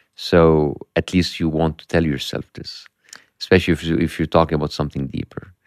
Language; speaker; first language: English; non-native, fluent; Arabic